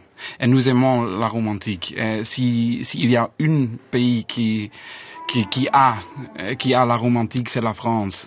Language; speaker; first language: French; non-native, learner; Dutch